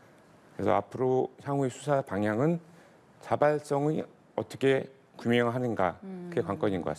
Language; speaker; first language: Korean; native; Korean